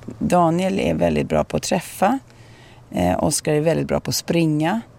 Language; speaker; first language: Swedish; native; Swedish